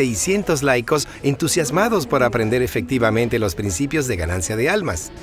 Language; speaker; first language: Spanish; native; Spanish